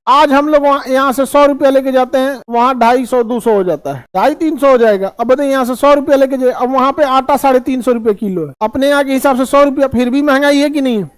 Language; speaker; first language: Hindi; native; Hindi